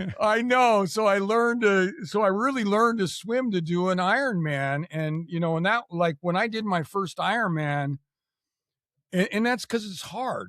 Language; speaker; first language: English; native; English